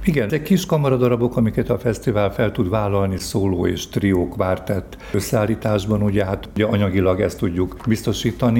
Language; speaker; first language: Hungarian; native; Hungarian